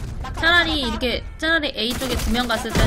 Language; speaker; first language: Korean; native; Korean